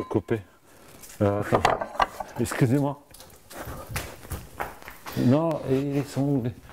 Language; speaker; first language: French; non-native, fluent; Bulgarian